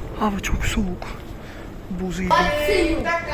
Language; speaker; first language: Turkish; non-native, fluent; Dutch